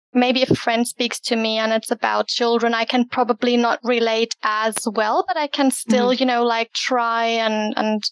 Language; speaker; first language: English; early bilingual, other home language; German